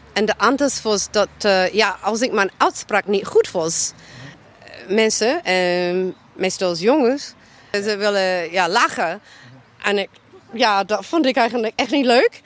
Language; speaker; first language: Dutch; non-native, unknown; English